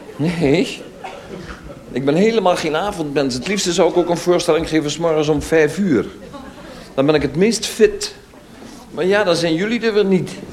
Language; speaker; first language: Dutch; native; Dutch